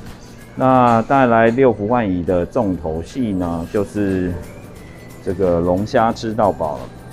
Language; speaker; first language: Chinese; native; Chinese